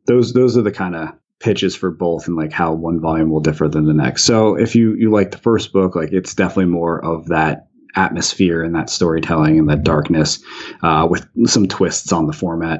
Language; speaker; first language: English; native; English